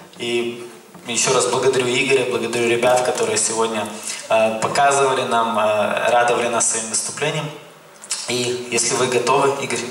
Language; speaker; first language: Russian; native; Russian